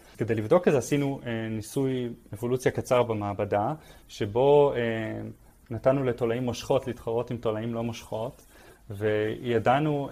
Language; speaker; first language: Hebrew; native; Hebrew